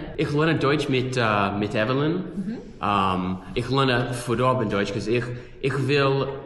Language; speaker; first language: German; non-native, learner; English